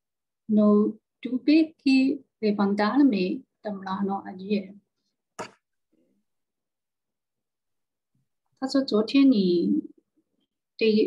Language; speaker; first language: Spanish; non-native, learner; Chinese